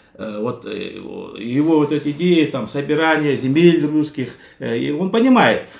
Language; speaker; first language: Russian; non-native, local second language; Kazakh